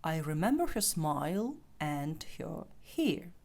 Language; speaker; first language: English; non-native, fluent; Ukrainian